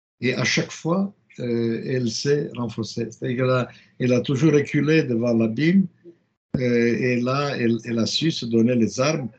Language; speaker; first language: French; non-native, fluent; Romanian